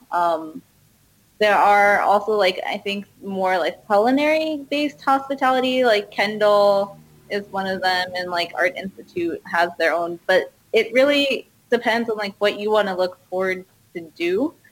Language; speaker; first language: English; early bilingual, other home language; Hindi